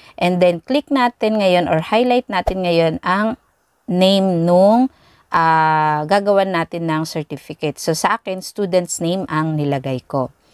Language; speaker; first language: Filipino; native; Filipino